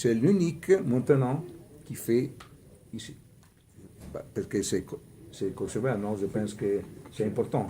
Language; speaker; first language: French; non-native, learner; Italian